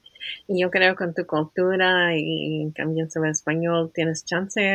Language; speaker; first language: Spanish; early bilingual, heritage; Spanish